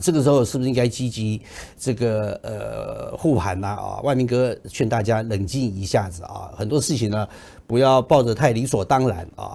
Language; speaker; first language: Chinese; native; Chinese